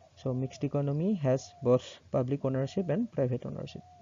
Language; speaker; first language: English; non-native, local second language; Assamese